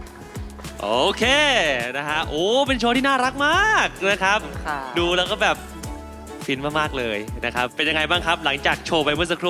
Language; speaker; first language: Thai; native; Thai